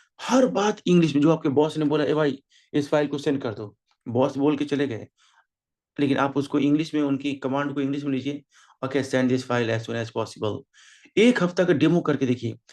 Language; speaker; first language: Hindi; native; Hindi